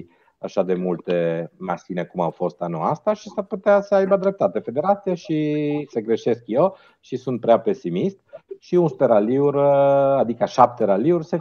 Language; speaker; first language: Romanian; non-native, fluent; Italian